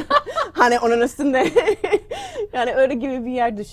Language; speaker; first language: Turkish; non-native, learner; English